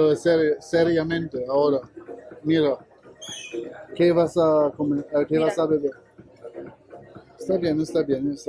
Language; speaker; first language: Spanish; non-native, learner; German